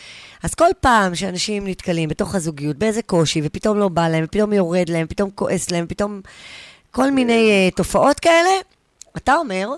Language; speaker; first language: Hebrew; native; Hebrew